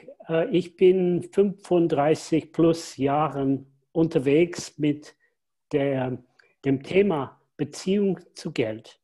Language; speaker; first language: German; non-native, fluent; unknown